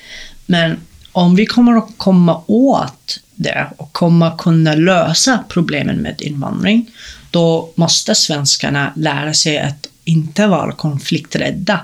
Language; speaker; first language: Swedish; non-native, fluent; Arabic